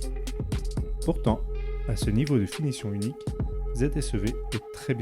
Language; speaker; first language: French; native; French